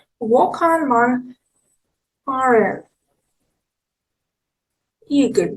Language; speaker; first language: German; non-native, fluent; Ukrainian